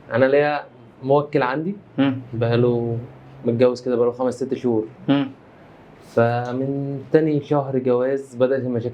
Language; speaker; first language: Arabic; native; Arabic